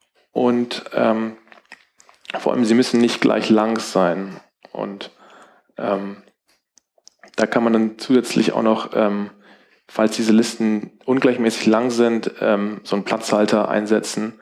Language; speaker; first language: German; native; German